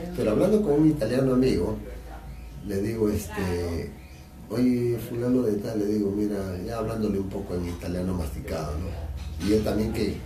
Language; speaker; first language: Spanish; native; Spanish